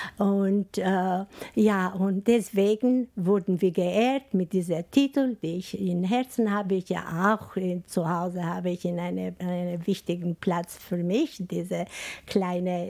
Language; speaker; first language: German; non-native, fluent; Albanian